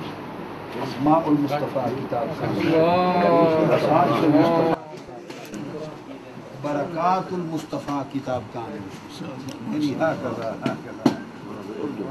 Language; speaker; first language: Arabic; non-native, learner; Urdu